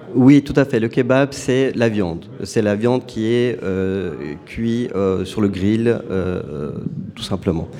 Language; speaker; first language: French; non-native, fluent; Turkish